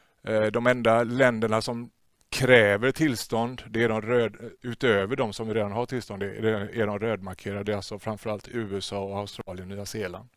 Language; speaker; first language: Swedish; native; Swedish